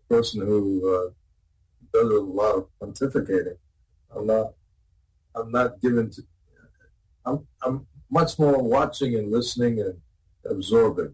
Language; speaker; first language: English; native; English